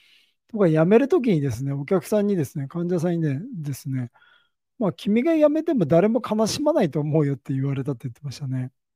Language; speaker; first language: Japanese; native; Japanese